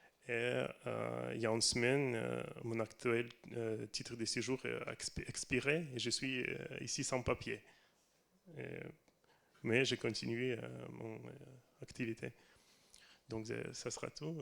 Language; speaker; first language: French; non-native, learner; Russian